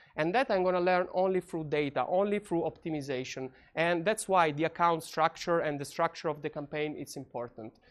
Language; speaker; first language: English; non-native, fluent; Italian